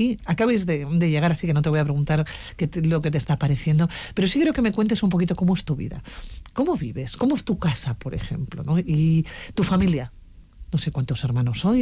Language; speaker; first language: Spanish; native; Spanish